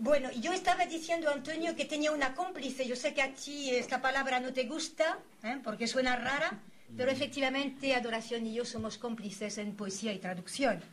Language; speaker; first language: Spanish; native; Spanish